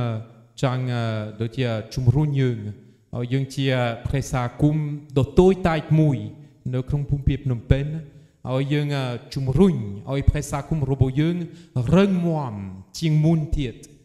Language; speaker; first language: Khmer; non-native, fluent; French